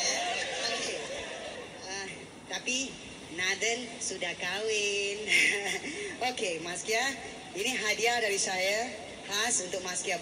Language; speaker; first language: Malay; native; Malay